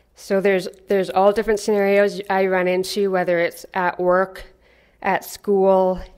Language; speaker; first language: English; native; English